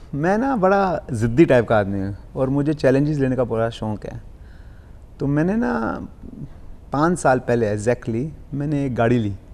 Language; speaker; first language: Hindi; early bilingual, heritage; Punjabi